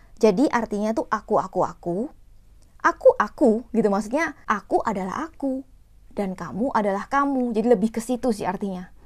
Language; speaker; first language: Indonesian; non-native, fluent; Korean